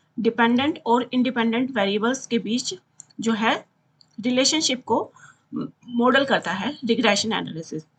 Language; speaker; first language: Hindi; native; Hindi